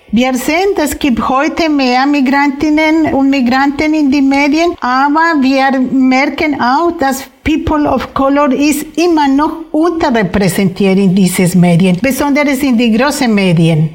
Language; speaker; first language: German; non-native, fluent; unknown